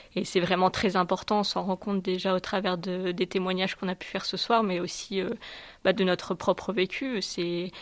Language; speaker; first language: French; native; French